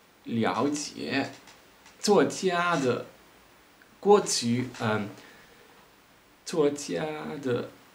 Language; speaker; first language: Chinese; non-native, learner; Dutch